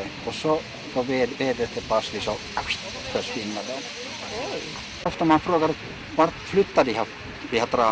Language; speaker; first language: Swedish; non-native, local second language; Finnish